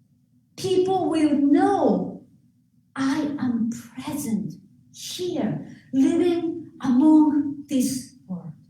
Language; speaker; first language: English; non-native, fluent; Japanese